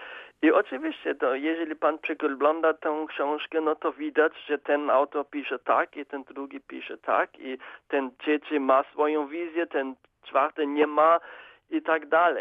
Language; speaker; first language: Polish; non-native, fluent; German